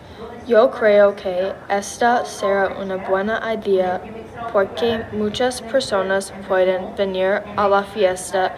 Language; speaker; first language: Spanish; non-native, learner; English